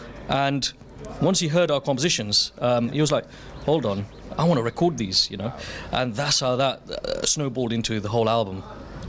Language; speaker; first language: English; early bilingual, other home language; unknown